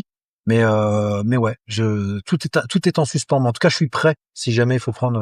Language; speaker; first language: French; native; French